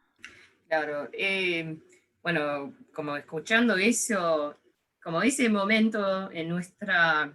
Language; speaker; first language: Spanish; early bilingual, heritage; English